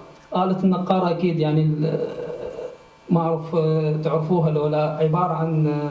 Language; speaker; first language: Arabic; native; Arabic